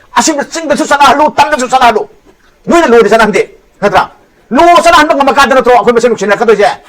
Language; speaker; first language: Manipuri; native; Manipuri